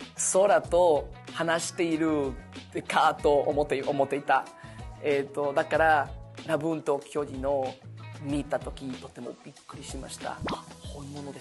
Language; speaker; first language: Japanese; non-native, learner; Spanish